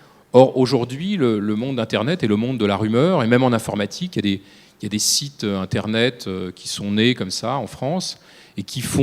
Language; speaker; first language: French; native; French